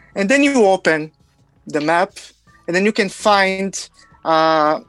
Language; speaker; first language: English; non-native, fluent; Portuguese